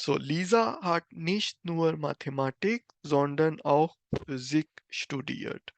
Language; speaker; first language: German; non-native, fluent; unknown